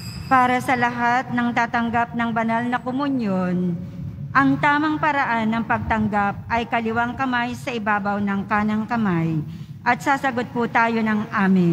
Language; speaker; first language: Filipino; native; Filipino